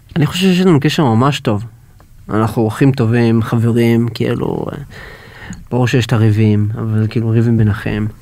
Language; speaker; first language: Hebrew; native; Hebrew